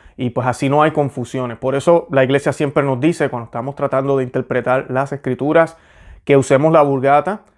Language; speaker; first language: Spanish; native; Spanish